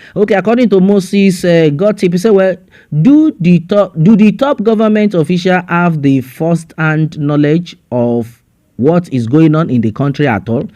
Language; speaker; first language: English; non-native, local second language; Yoruba